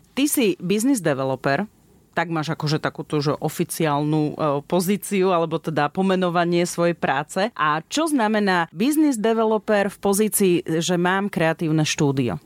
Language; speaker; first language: Slovak; native; Slovak